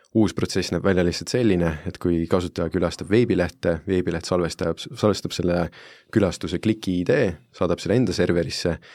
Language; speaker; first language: Estonian; non-native, fluent; Italian